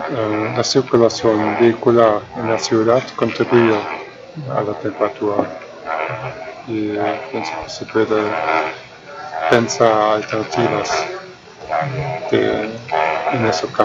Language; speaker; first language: Spanish; non-native, fluent; German